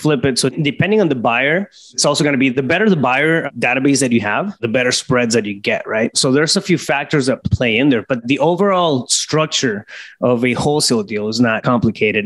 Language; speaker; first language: English; native; English